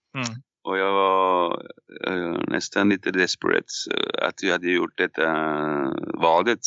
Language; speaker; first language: Swedish; non-native, fluent; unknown